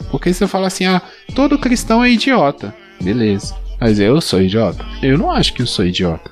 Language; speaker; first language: Portuguese; native; Portuguese